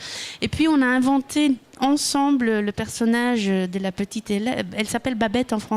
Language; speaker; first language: French; non-native, local second language; Dutch